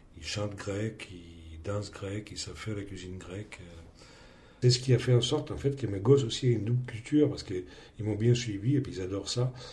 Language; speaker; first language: French; non-native, fluent; Greek